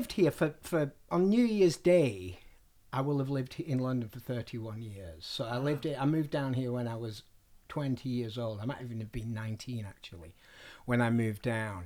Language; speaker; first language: English; native; English